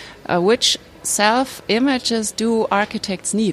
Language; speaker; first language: English; non-native, fluent; German